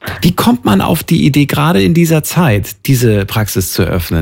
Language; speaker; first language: German; native; German